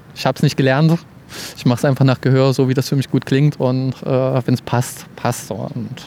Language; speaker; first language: German; native; German